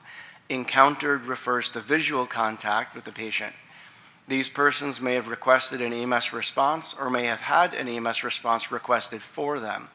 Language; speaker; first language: English; native; English